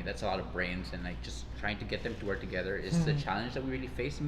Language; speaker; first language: English; non-native, local second language; Cebuano